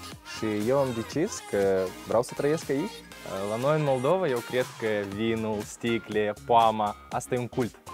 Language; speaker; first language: Romanian; non-native, local second language; Russian